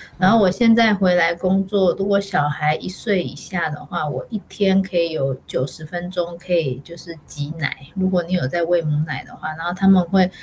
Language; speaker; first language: Chinese; native; Chinese